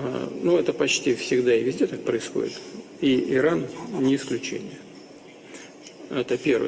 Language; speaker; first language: Russian; native; Russian